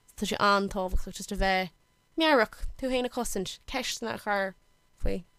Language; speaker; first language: Irish; non-native, local second language; English